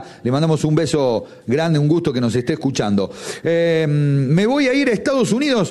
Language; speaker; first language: Spanish; native; Spanish